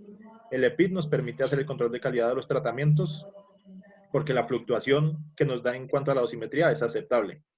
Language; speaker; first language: Spanish; native; Spanish